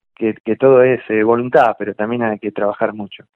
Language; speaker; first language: Spanish; native; Spanish